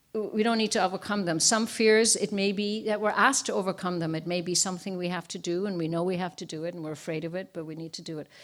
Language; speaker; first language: English; native; English